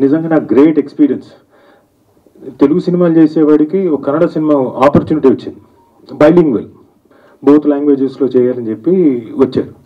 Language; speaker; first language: Telugu; native; Telugu